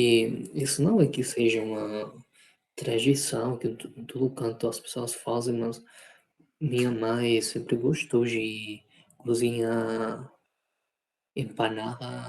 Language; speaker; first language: Portuguese; non-native, fluent; Spanish